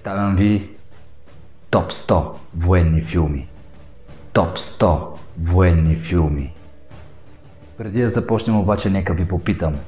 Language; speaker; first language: Bulgarian; native; Bulgarian